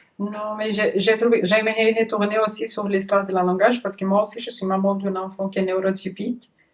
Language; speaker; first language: French; non-native, fluent; Portuguese